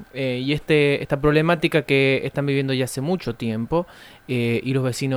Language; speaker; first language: Spanish; native; Spanish